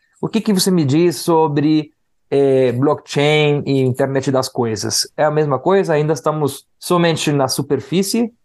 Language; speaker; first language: Portuguese; non-native, fluent; Spanish